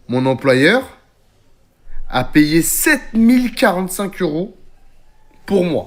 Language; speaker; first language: French; native; French